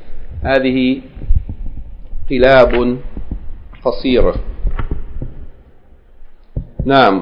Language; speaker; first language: Arabic; non-native, fluent; English